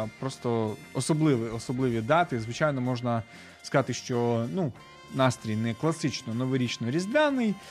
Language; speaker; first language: Ukrainian; native; Ukrainian